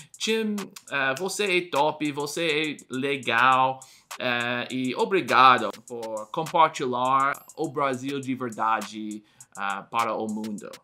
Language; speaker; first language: Portuguese; non-native, learner; English